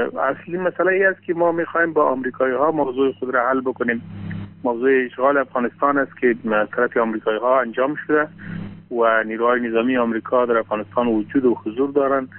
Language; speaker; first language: Persian; non-native, local second language; Pashto